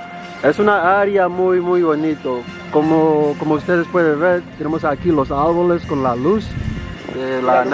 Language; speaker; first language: Spanish; non-native, learner; Haitian Creole